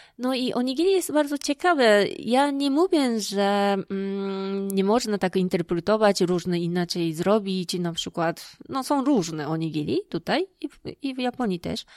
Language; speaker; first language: Polish; non-native, fluent; Japanese